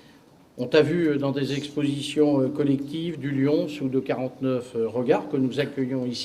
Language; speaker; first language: French; native; French